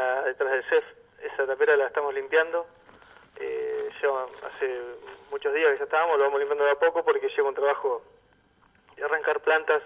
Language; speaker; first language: Spanish; native; Spanish